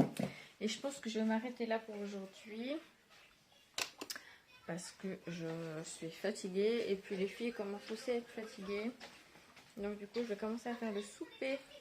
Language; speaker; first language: French; native; French